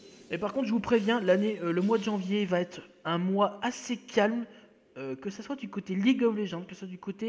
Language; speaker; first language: French; native; French